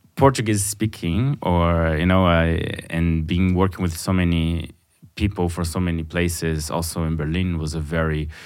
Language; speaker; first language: English; non-native, fluent; Portuguese